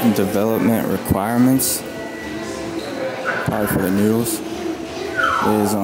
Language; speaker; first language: English; native; English